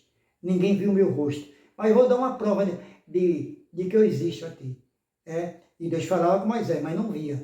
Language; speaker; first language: Portuguese; native; Portuguese